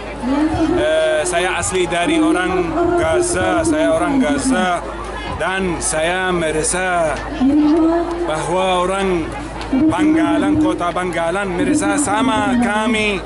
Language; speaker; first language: Indonesian; non-native, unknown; Arabic